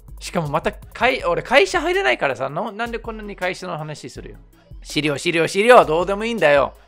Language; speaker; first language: Japanese; non-native, fluent; English